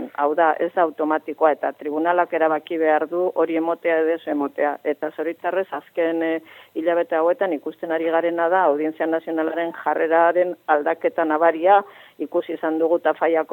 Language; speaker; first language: Basque; native; Basque